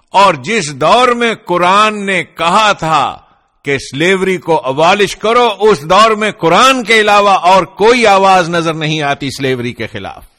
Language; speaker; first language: Urdu; non-native, local second language; Punjabi